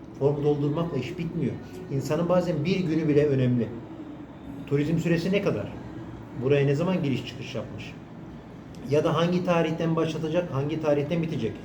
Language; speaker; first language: Turkish; native; Turkish